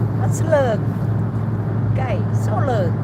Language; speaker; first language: Dutch; non-native, learner; Thai